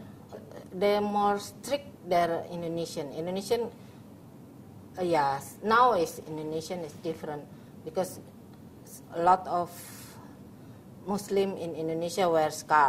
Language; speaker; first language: English; non-native, learner; Indonesian